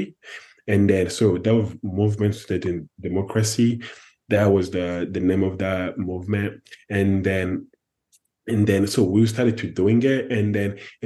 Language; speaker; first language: English; non-native, fluent; French